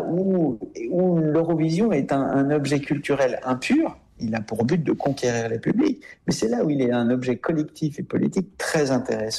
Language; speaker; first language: French; native; French